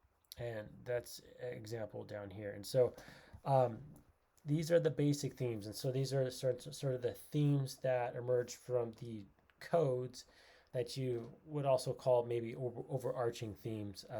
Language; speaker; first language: English; native; English